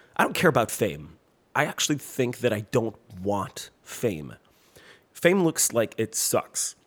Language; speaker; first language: English; non-native, fluent; French